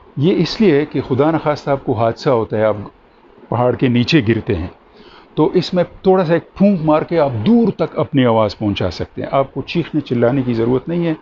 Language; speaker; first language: Urdu; non-native, local second language; Pashto